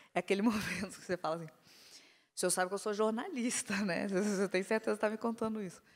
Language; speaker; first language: Portuguese; native; Portuguese